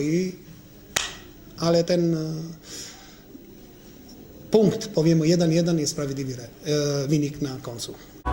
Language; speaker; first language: Polish; non-native, fluent; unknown